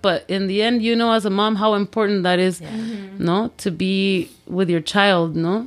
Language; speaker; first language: English; early bilingual, other home language; Spanish